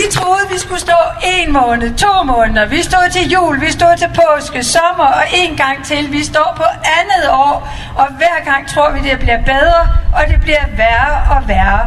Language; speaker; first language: Danish; native; Danish